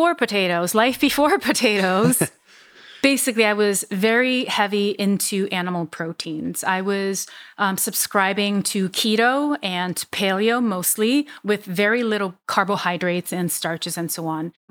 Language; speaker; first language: English; non-native, fluent; Vietnamese